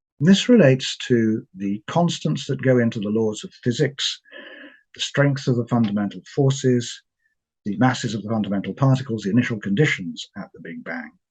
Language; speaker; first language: English; native; English